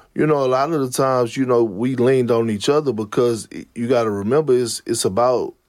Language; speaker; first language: English; native; English